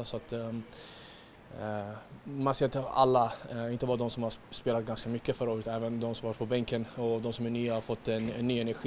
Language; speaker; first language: Swedish; native; Swedish